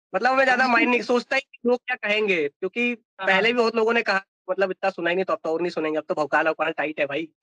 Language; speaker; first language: Hindi; native; Hindi